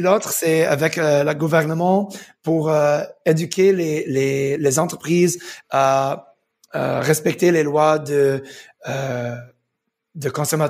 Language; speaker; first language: French; early bilingual, heritage; French